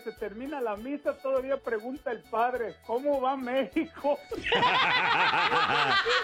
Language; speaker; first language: Spanish; native; Spanish